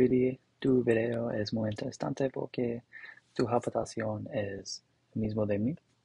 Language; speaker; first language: Spanish; non-native, learner; English